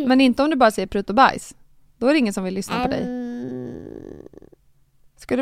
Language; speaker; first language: Swedish; native; Swedish